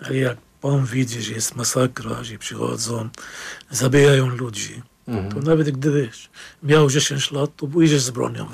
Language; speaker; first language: Polish; non-native, fluent; Arabic